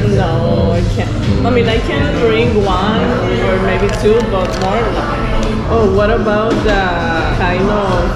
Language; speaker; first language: English; non-native, learner; Spanish